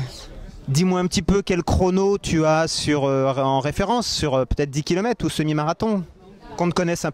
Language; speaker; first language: French; native; French